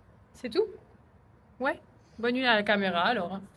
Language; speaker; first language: French; native; French